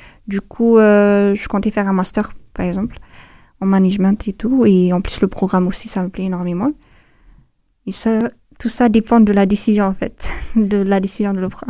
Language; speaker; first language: French; non-native, fluent; Amharic